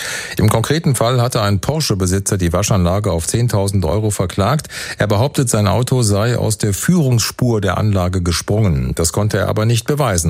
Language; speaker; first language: German; native; German